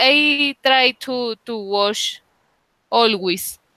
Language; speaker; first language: English; non-native, learner; Spanish